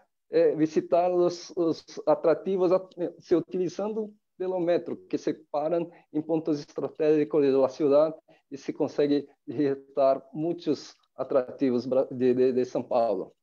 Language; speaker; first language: Spanish; non-native, fluent; Portuguese